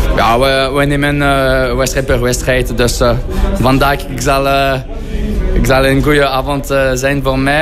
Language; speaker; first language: Dutch; non-native, fluent; French